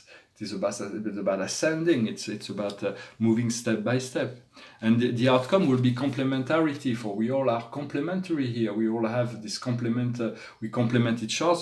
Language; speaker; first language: English; non-native, fluent; French